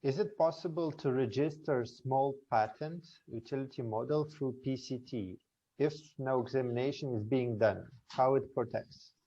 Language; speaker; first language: English; non-native, fluent; Lithuanian